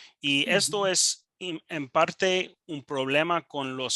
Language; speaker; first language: Spanish; non-native, learner; English